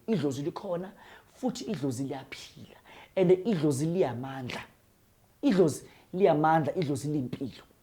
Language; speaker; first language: Zulu; non-native, local second language; Northern Sotho